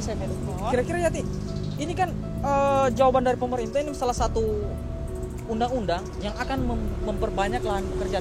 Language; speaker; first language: Indonesian; native; Indonesian